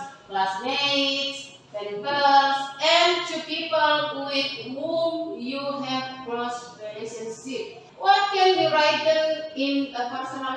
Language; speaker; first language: English; non-native, learner; Indonesian